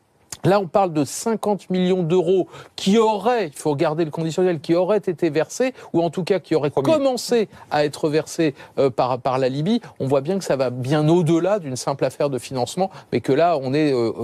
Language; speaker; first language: French; native; French